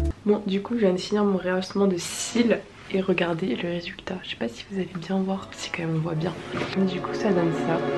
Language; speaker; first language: French; native; French